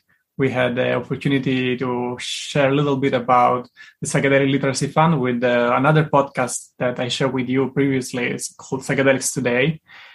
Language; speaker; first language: English; non-native, fluent; Italian